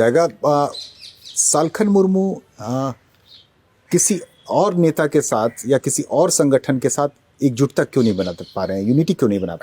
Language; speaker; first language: Hindi; native; Hindi